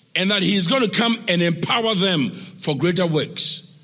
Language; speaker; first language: English; non-native, local second language; Akan